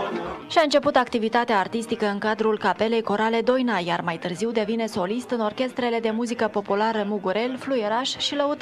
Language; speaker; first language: Romanian; native; Romanian